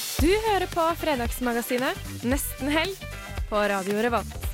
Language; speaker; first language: Norwegian; native; Norwegian